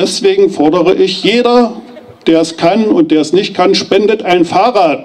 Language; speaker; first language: German; native; German